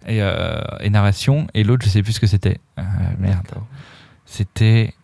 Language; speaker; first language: French; native; French